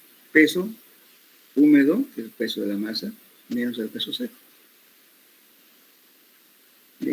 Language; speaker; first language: Spanish; native; Spanish